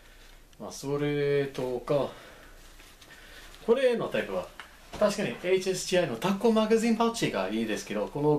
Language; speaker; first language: Japanese; non-native, fluent; English